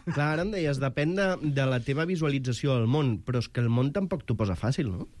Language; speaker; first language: Catalan; native; Catalan